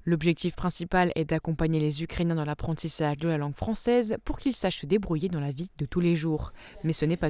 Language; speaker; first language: French; native; French